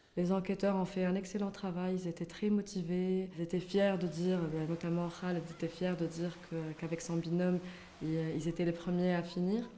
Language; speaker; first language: French; non-native, local second language; Arabic